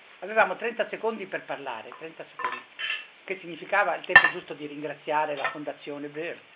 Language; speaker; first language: Italian; native; Italian